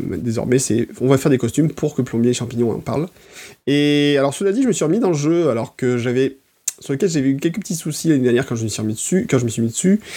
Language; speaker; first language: French; native; French